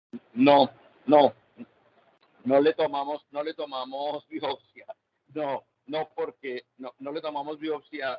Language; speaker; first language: Spanish; native; Spanish